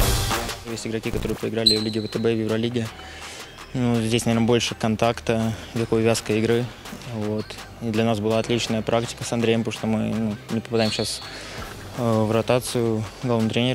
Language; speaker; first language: Russian; native; Russian